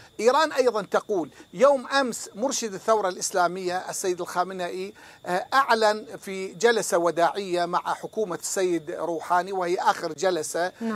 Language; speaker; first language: Arabic; non-native, fluent; Persian